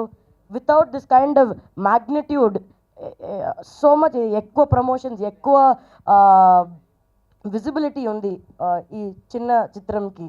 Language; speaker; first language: Telugu; non-native, learner; Tamil